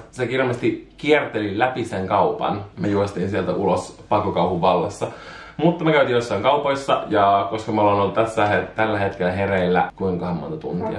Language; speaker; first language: Finnish; native; Finnish